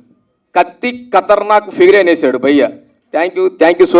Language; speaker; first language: Telugu; native; Telugu